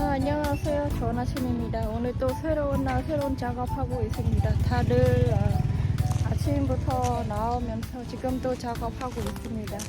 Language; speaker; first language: Korean; non-native, fluent; Khmer